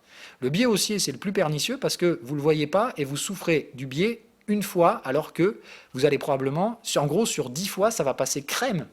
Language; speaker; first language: French; native; French